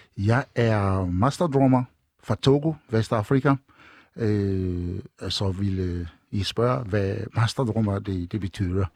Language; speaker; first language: Danish; non-native, fluent; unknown